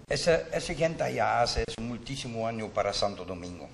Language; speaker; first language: Spanish; non-native, learner; Dutch